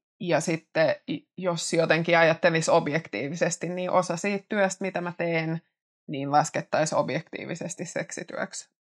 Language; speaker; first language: Finnish; native; Finnish